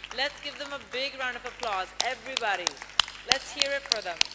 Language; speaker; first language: English; native; English